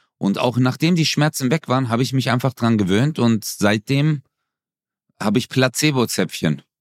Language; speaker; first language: German; early bilingual, other home language; Turkish